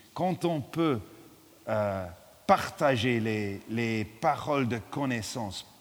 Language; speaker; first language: French; non-native, fluent; English